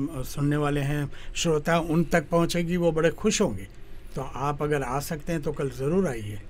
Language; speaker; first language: Hindi; non-native, local second language; Gujarati